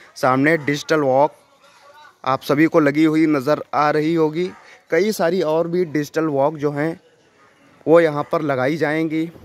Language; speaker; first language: Hindi; native; Hindi